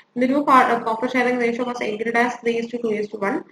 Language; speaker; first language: English; non-native, local second language; Malayalam